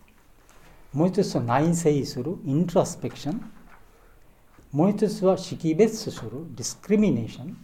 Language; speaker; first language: Japanese; non-native, learner; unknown